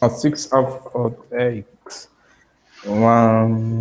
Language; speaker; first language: English; non-native, learner; Spanish